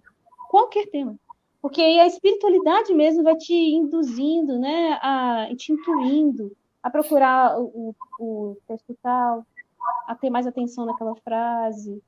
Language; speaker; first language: Portuguese; native; Portuguese